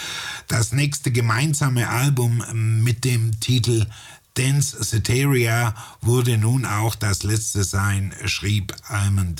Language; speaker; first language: German; native; German